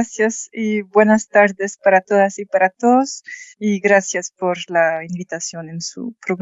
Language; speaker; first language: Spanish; non-native, fluent; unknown